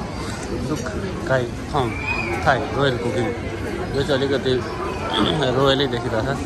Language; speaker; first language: English; non-native, learner; Nepali